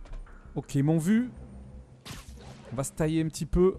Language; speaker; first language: French; native; French